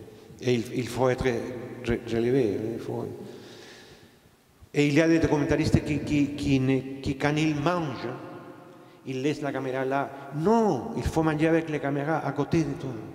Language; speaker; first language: French; non-native, fluent; Spanish